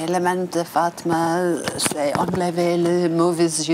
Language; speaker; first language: French; non-native, learner; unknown